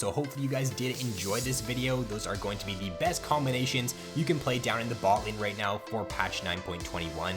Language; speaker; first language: English; native; English